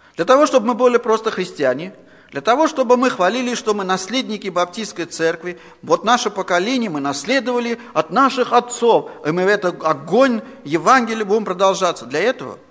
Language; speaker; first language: Russian; non-native, local second language; Armenian